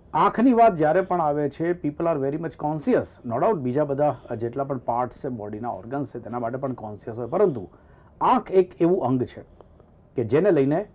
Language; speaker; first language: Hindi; non-native, local second language; Gujarati